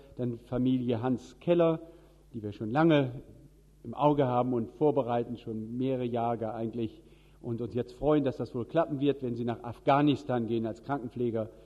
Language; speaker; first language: German; native; German